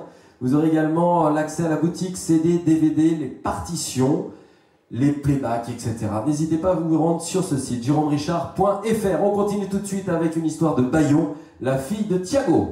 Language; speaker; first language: French; native; French